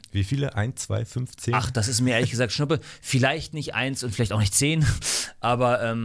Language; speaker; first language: German; non-native, fluent; English